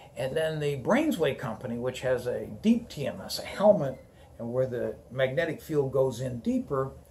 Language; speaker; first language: English; native; English